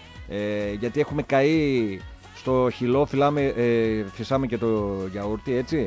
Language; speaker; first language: Greek; native; Greek